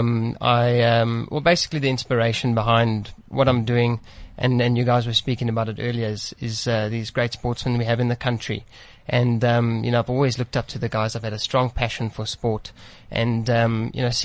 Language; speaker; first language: English; native; English